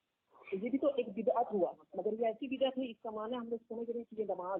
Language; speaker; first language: Hindi; native; Hindi